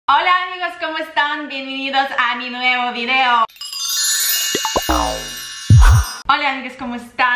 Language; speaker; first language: Spanish; non-native, fluent; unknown